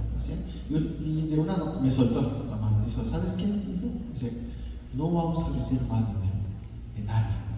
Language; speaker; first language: Spanish; early bilingual, other home language; Korean